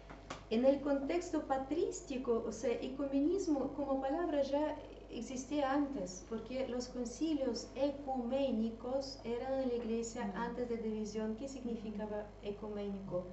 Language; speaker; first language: Spanish; non-native, fluent; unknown